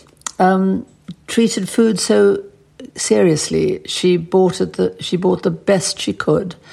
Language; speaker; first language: English; native; English